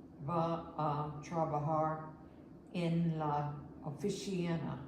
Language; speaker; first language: Spanish; non-native, learner; English